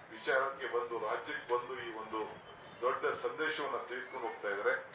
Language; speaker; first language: Kannada; native; Kannada